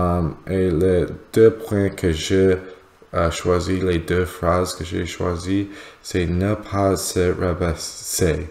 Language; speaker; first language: French; non-native, learner; English